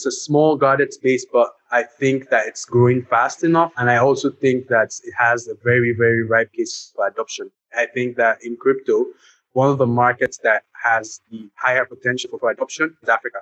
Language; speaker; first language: English; non-native, local second language; Yoruba